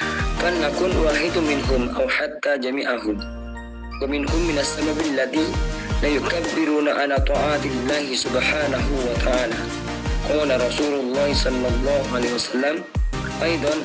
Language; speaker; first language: Arabic; non-native, learner; Indonesian